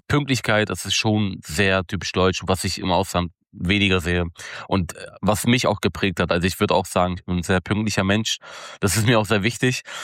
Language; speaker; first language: German; early bilingual, other home language; Turkish